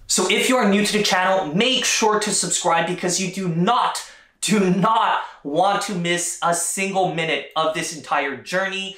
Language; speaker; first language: English; native; English